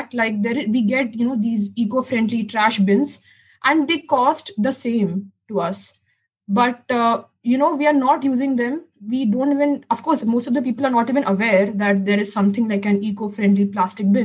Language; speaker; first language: English; non-native, local second language; Hindi